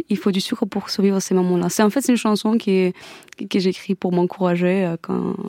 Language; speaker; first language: French; non-native, fluent; Armenian